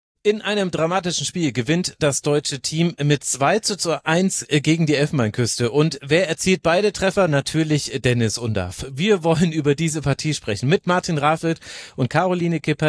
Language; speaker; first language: German; native; German